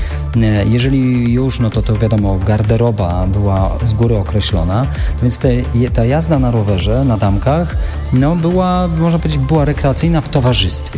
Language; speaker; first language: Polish; native; Polish